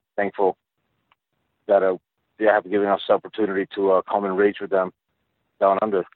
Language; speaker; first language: English; early bilingual, other home language; Spanish